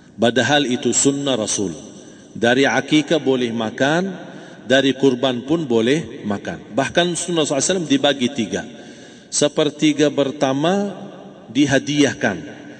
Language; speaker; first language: Malay; non-native, fluent; Arabic